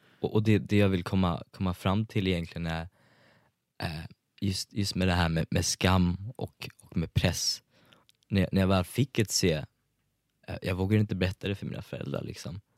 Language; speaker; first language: Swedish; early bilingual, other home language; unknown